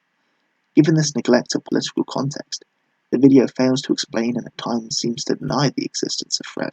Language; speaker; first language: English; native; English